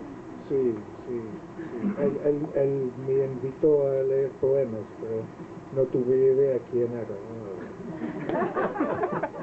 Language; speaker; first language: Spanish; non-native, fluent; Welsh